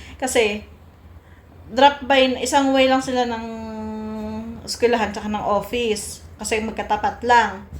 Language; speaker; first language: Filipino; native; Filipino